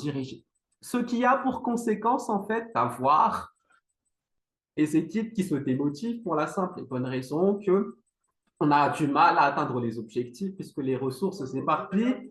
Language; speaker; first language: French; non-native, local second language; Malagasy